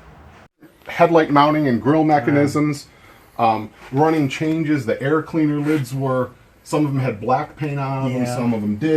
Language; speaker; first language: English; native; English